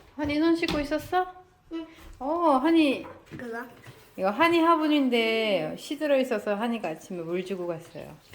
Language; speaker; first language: Korean; native; Korean